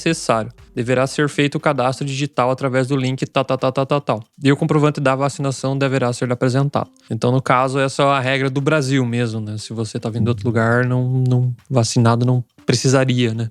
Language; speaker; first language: Portuguese; native; Portuguese